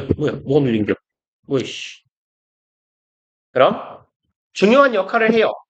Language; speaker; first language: Korean; native; Korean